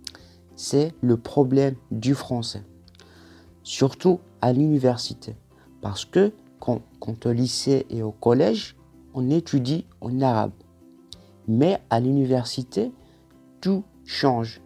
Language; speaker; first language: French; non-native, local second language; Arabic